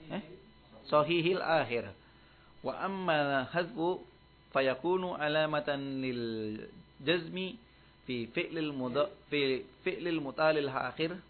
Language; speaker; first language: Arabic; non-native, learner; Indonesian